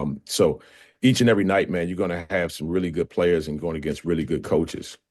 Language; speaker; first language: English; native; English